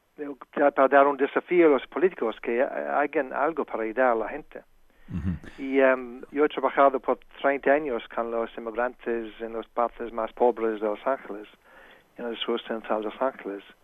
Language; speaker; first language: Spanish; non-native, fluent; English